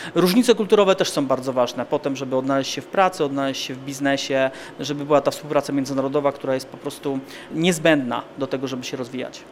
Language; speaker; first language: Polish; native; Polish